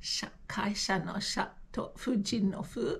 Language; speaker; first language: Japanese; non-native, fluent; English